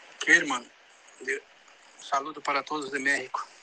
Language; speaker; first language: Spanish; non-native, learner; Portuguese